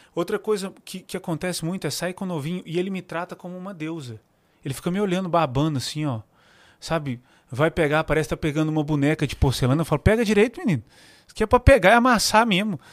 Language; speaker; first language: Portuguese; native; Portuguese